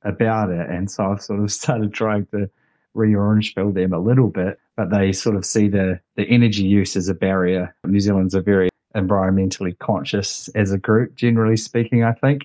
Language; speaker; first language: English; native; English